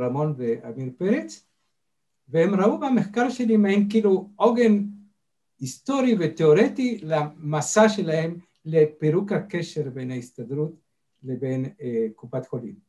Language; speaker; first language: Hebrew; non-native, fluent; Spanish